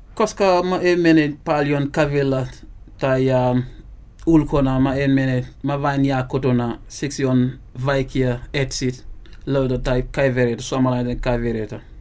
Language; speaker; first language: Finnish; non-native, learner; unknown